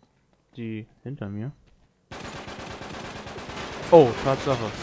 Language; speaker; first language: German; native; German